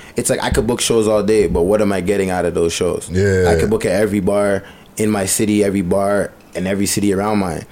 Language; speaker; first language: English; native; English